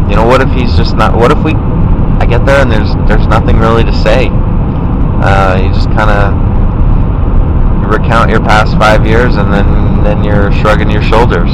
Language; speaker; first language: English; native; English